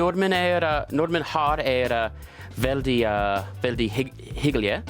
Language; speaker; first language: Norwegian; non-native, learner; English